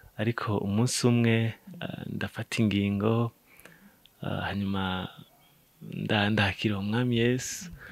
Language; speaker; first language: Rundi; native; Rundi